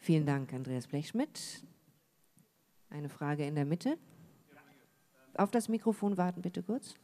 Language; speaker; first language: German; native; German